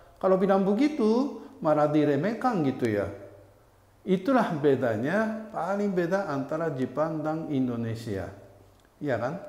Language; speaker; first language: Indonesian; non-native, fluent; Japanese